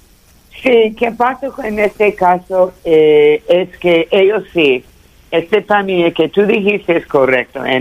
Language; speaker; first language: Spanish; early bilingual, heritage; Spanish